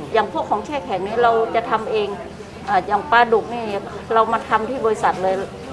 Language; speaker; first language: Thai; native; Thai